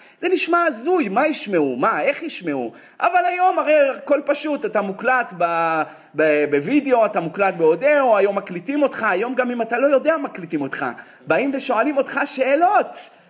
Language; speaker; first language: Hebrew; native; Hebrew